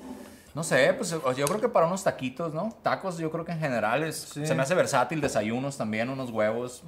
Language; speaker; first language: Spanish; native; Spanish